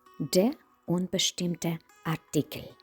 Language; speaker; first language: German; non-native, fluent; Ukrainian